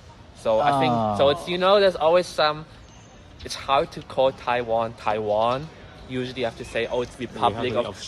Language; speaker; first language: English; non-native, fluent; German